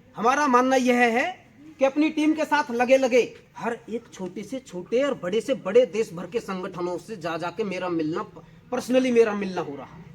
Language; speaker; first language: Hindi; native; Hindi